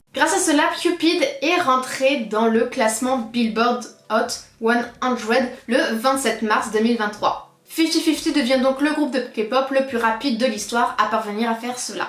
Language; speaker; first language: French; native; French